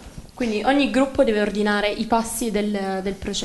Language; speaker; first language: Italian; native; Italian